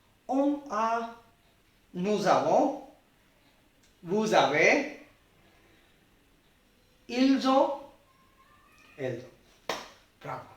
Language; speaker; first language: French; non-native, fluent; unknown